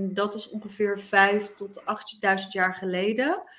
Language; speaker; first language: Dutch; native; Dutch